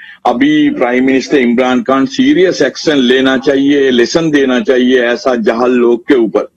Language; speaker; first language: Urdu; non-native, learner; Sinhala